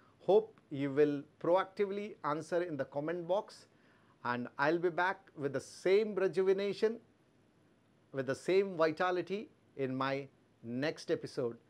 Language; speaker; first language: English; non-native, local second language; Telugu